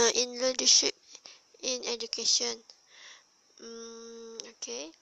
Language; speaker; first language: English; non-native, learner; Malay